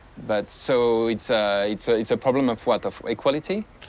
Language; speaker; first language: English; non-native, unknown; French